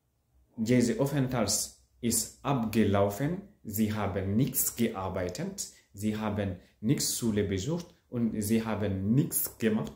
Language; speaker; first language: German; non-native, learner; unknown